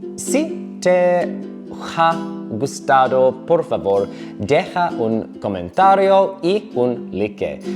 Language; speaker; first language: Spanish; non-native, learner; English